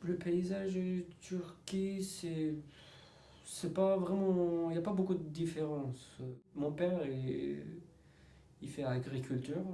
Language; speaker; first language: French; non-native, learner; Turkish